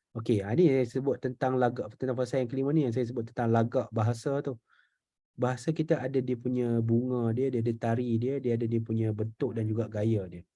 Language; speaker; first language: Malay; native; Malay